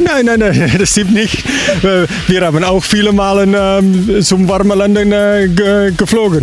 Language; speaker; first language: German; non-native, learner; Dutch